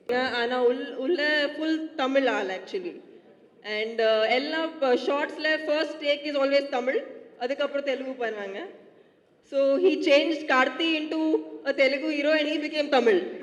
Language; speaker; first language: Tamil; non-native, fluent; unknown